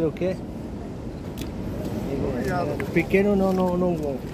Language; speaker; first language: Italian; non-native, learner; Portuguese